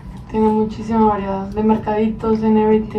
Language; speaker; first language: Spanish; early bilingual, other home language; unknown